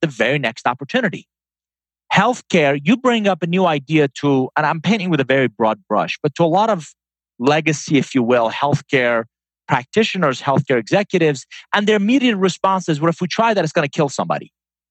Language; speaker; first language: English; non-native, fluent; Persian